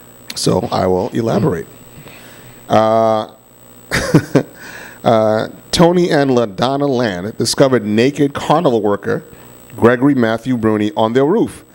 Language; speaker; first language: English; native; English